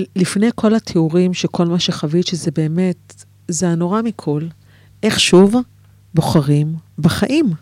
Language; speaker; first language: Hebrew; native; Hebrew